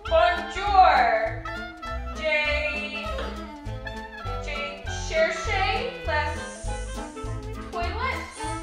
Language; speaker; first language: French; non-native, learner; English